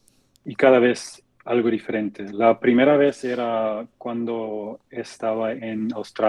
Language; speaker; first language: Spanish; non-native, fluent; German